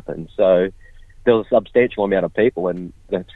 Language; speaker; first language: English; native; English